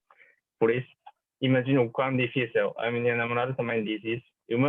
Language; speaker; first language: Portuguese; non-native, fluent; Japanese